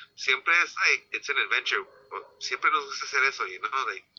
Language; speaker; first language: English; early bilingual, other home language; Spanish